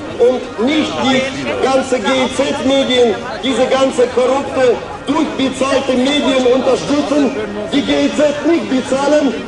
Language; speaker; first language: German; non-native, fluent; Russian